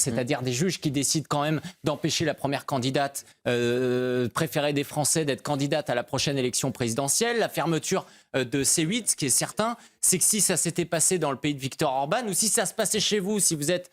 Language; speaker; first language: French; native; French